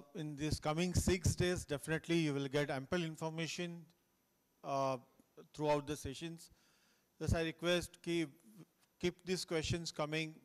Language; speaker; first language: English; non-native, local second language; Marathi